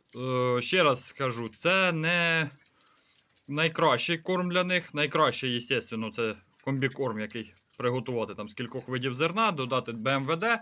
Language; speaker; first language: Ukrainian; native; Ukrainian